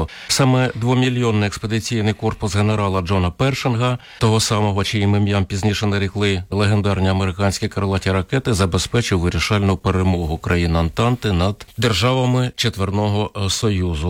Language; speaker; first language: Ukrainian; native; Ukrainian